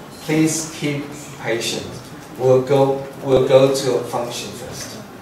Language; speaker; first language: English; non-native, fluent; Chinese